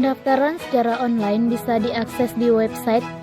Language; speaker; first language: Indonesian; native; Indonesian